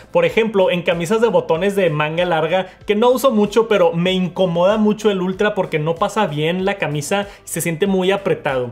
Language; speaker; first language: Spanish; native; Spanish